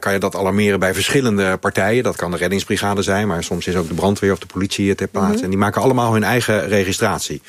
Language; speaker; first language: Dutch; native; Dutch